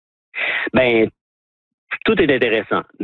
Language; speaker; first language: French; native; French